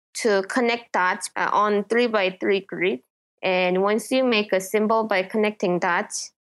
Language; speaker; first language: English; non-native, fluent; Korean